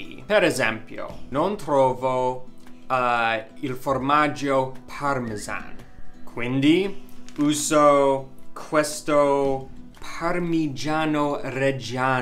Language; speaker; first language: Italian; non-native, learner; English